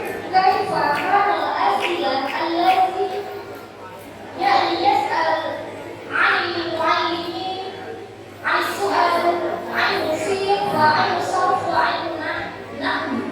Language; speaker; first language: Arabic; non-native, fluent; Indonesian